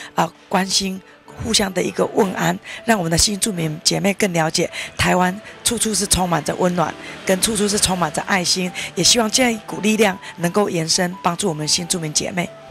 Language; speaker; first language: Chinese; native; Chinese